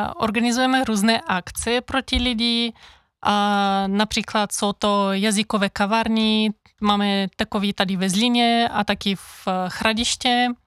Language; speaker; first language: Czech; non-native, fluent; Bulgarian